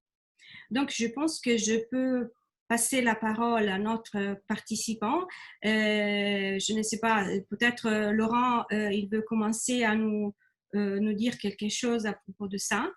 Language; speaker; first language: French; non-native, fluent; Italian